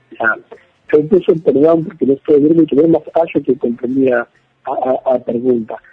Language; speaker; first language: Portuguese; non-native, learner; Spanish